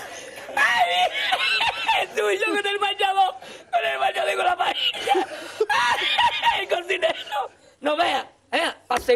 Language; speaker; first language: Spanish; native; Spanish